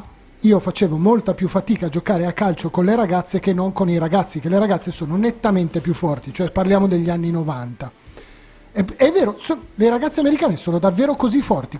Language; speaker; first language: Italian; native; Italian